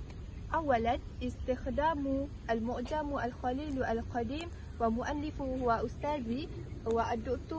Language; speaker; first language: Arabic; non-native, learner; Malay